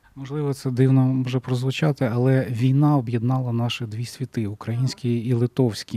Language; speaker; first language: Ukrainian; native; Ukrainian